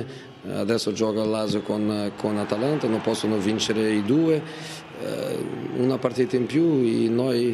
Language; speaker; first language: Italian; non-native, fluent; Portuguese